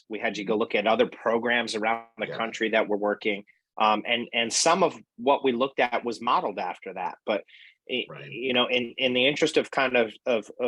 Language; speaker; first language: English; native; English